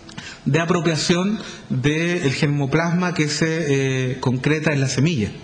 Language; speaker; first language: Spanish; native; Spanish